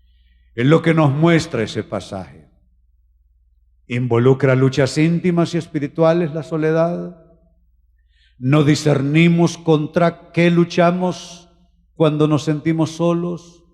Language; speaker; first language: Spanish; native; Spanish